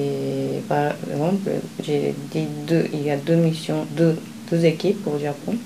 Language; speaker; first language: French; non-native, fluent; Japanese